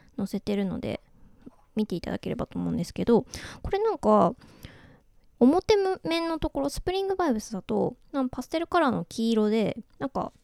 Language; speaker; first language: Japanese; native; Japanese